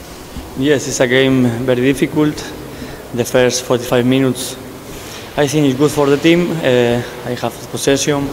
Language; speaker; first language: English; non-native, learner; Spanish